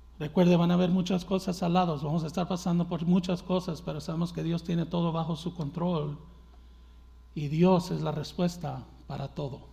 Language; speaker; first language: Spanish; early bilingual, heritage; Spanish